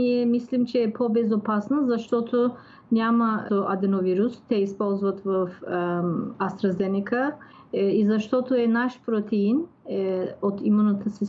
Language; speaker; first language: Bulgarian; non-native, local second language; Turkish